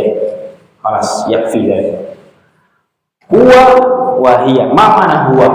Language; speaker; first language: Arabic; non-native, fluent; Indonesian